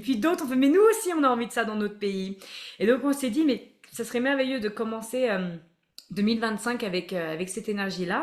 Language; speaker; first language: French; native; French